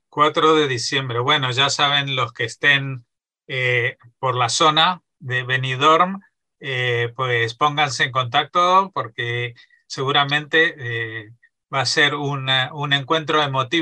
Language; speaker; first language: Spanish; native; Spanish